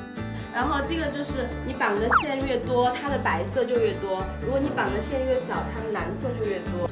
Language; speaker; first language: Chinese; native; Chinese